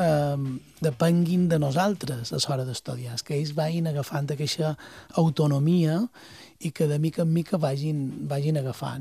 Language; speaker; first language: Catalan; native; Catalan